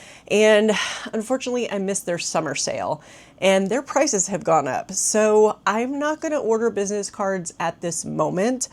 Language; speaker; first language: English; native; English